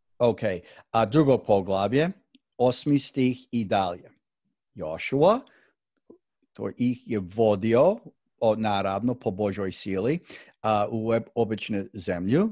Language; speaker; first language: Croatian; early bilingual, heritage; Croatian